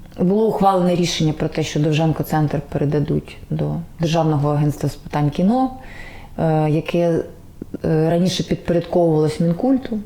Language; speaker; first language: Ukrainian; native; Ukrainian